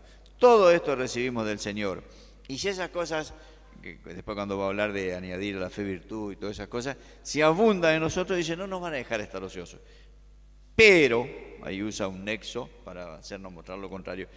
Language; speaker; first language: Spanish; native; Spanish